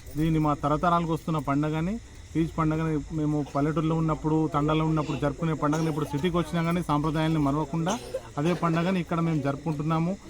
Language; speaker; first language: Telugu; non-native, local second language; Lambadi